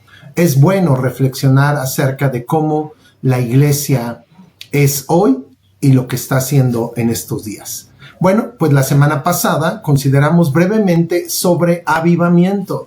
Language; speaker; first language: Spanish; native; Spanish